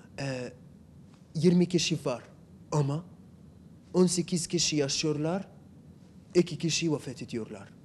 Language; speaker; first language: Turkish; non-native, learner; Arabic